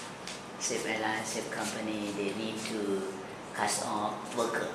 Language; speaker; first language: English; non-native, learner; Thai